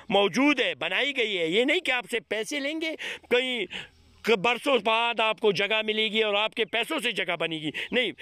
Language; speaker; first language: Urdu; non-native, local second language; Pashto